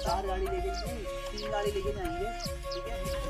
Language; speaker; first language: Hindi; non-native, local second language; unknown